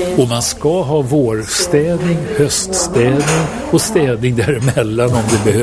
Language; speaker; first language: Swedish; native; Swedish